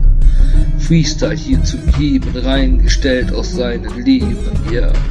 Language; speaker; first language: German; native; German